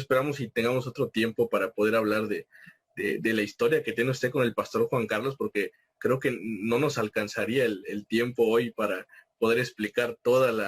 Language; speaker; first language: Spanish; native; Spanish